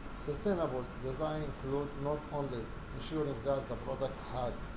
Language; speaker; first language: English; non-native, fluent; Arabic